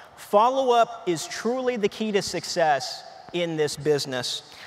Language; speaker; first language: English; native; English